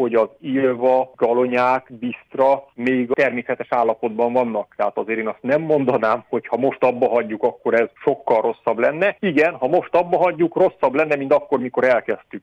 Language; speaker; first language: Hungarian; native; Hungarian